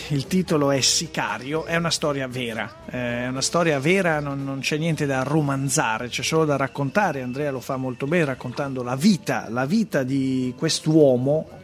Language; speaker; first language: Italian; native; Italian